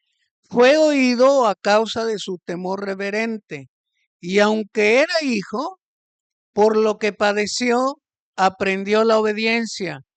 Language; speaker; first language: Spanish; native; Spanish